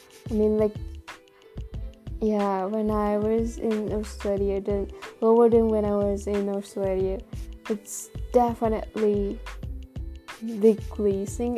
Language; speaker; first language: English; non-native, learner; Japanese